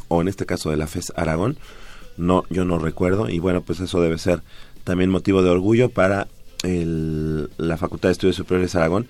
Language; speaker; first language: Spanish; native; Spanish